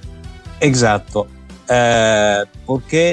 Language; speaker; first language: Spanish; non-native, learner; Italian